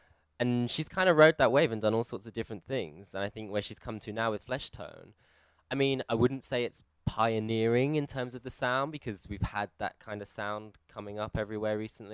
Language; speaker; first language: English; native; English